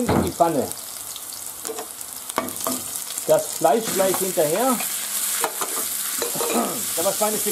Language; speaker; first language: German; native; German